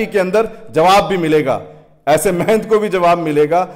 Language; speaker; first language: Hindi; native; Hindi